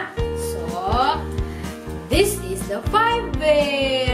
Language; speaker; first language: English; non-native, fluent; Indonesian